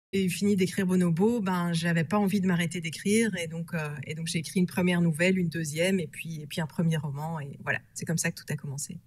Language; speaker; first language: French; native; French